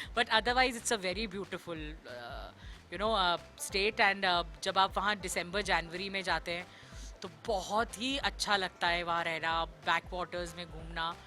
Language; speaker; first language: Hindi; native; Hindi